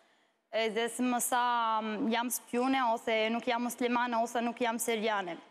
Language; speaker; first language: Albanian; non-native, learner; Arabic